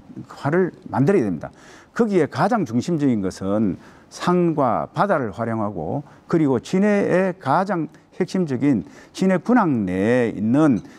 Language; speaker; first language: Korean; native; Korean